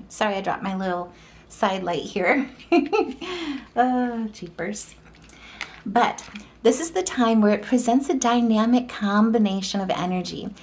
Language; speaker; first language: English; native; English